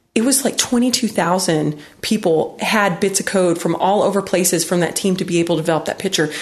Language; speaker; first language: English; native; English